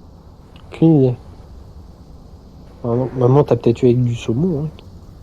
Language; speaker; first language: French; native; French